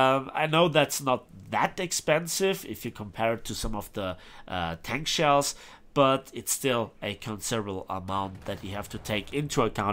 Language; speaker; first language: English; non-native, fluent; German